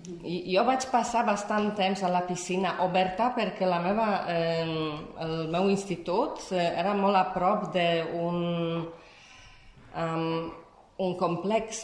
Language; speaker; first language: Catalan; non-native, fluent; Polish